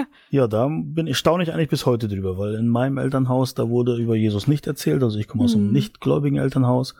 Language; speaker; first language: German; native; German